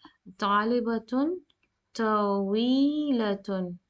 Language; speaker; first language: Arabic; non-native, fluent; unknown